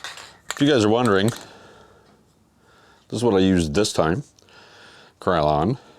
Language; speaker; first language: English; native; English